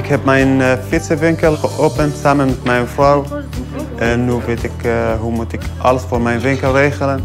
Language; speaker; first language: Dutch; non-native, learner; Arabic